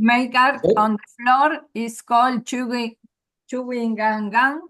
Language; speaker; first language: English; non-native, learner; Spanish